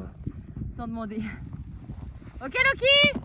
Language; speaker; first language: French; native; French